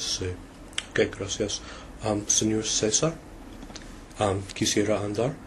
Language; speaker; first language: Spanish; non-native, learner; English